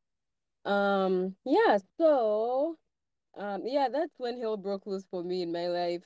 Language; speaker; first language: English; non-native, local second language; Ganda